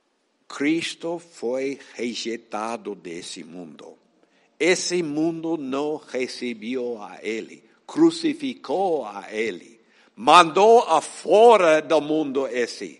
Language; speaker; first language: Portuguese; non-native, fluent; Spanish